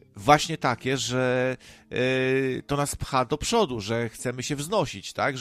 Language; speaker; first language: Polish; native; Polish